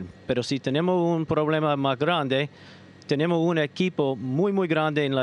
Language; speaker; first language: Spanish; non-native, fluent; English